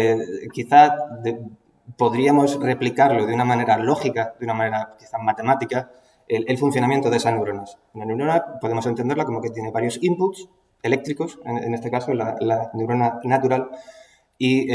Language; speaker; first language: Spanish; native; Spanish